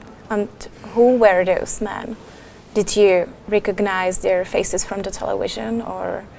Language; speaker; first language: English; non-native, fluent; Czech